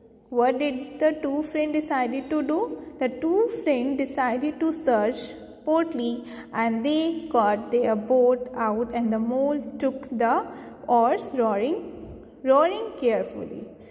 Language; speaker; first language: English; non-native, local second language; Hindi